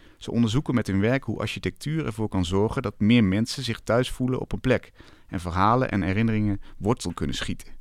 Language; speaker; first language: Dutch; native; Dutch